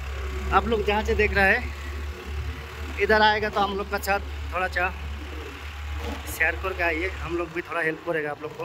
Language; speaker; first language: Hindi; non-native, local second language; Bangla